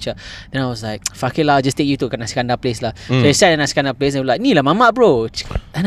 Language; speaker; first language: English; non-native, local second language; Malay